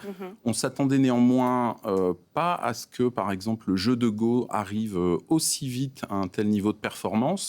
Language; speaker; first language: French; native; French